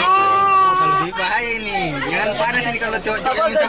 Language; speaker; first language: Indonesian; non-native, local second language; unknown